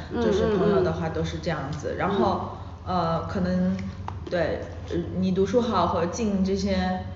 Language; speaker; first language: Chinese; native; Chinese